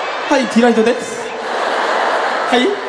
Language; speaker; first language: Japanese; non-native, fluent; Korean